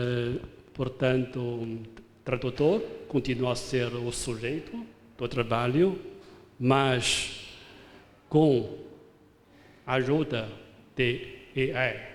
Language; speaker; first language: Portuguese; non-native, fluent; Chinese